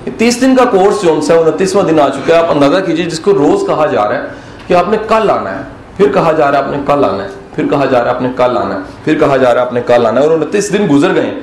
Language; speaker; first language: Urdu; non-native, local second language; Punjabi